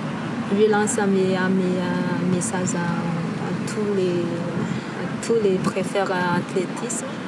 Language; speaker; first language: French; non-native, local second language; Malagasy